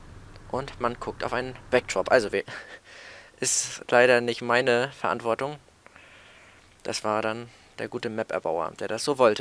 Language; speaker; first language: German; native; German